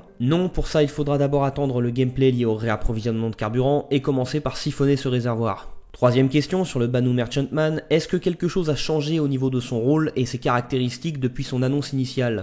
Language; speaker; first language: French; native; French